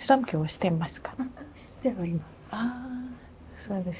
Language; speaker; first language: Japanese; non-native, fluent; Indonesian